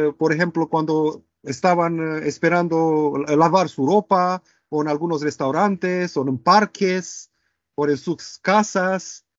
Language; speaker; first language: Spanish; non-native, fluent; Romanian